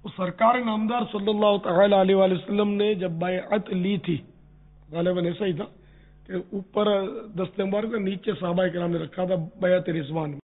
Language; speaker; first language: Urdu; non-native, local second language; Memoni